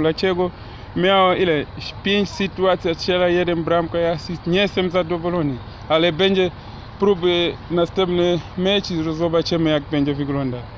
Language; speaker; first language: Polish; non-native, learner; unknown